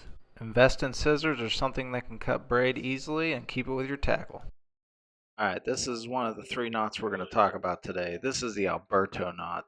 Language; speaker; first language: English; native; English